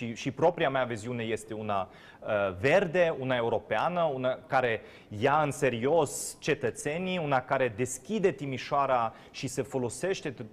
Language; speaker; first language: Romanian; non-native, fluent; German